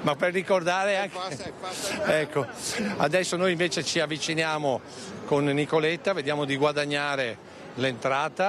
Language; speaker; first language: Italian; native; Italian